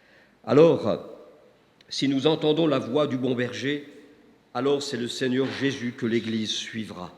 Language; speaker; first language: French; native; French